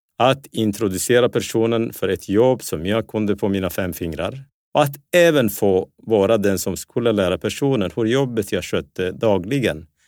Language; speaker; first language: Swedish; early bilingual, other home language; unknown